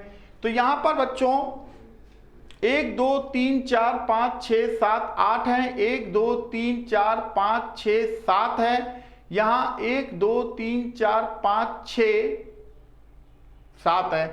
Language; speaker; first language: Hindi; native; Hindi